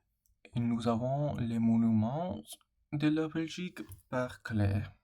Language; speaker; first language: French; non-native, learner; English